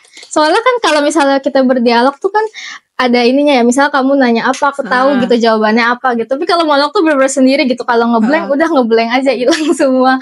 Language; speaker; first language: Indonesian; native; Indonesian